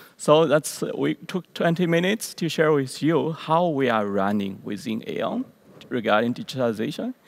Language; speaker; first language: English; non-native, learner; Chinese